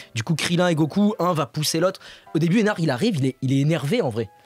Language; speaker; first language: French; native; French